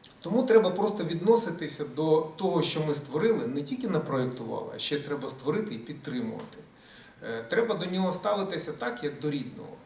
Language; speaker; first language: Ukrainian; early bilingual, other home language; Russian